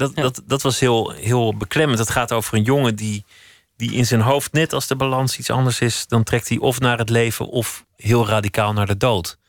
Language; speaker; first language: Dutch; native; Dutch